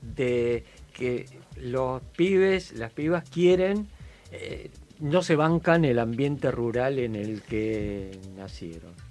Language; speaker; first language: Spanish; native; Spanish